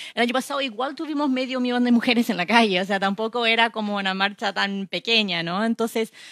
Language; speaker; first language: Spanish; non-native, fluent; English